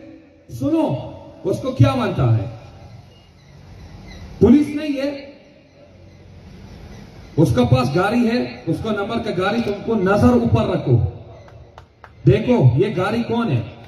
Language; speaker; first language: Hindi; non-native, learner; Arabic